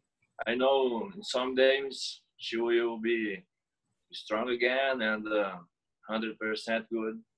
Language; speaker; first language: English; non-native, learner; Portuguese